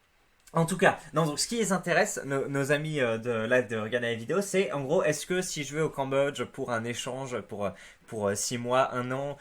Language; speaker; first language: French; native; French